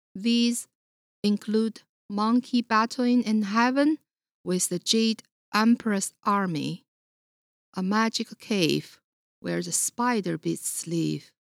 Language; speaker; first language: English; non-native, fluent; Chinese